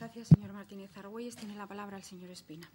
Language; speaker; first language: Spanish; native; Spanish